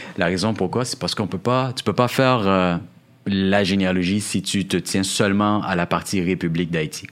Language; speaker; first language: French; native; French